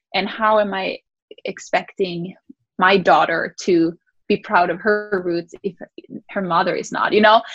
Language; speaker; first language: English; early bilingual, other home language; Spanish